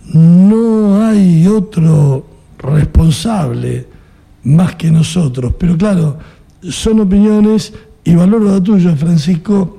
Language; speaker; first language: Spanish; native; Spanish